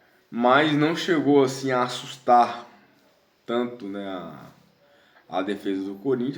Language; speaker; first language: Portuguese; native; Portuguese